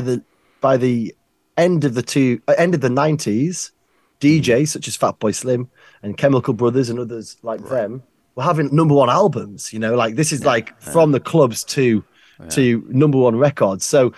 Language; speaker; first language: English; native; English